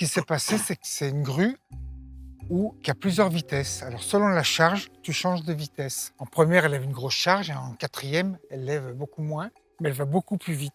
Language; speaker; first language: French; native; French